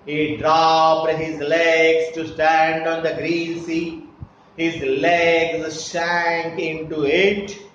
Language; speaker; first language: English; non-native, local second language; Marathi